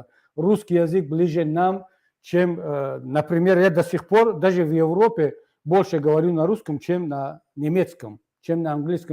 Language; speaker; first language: Russian; non-native, local second language; Tajik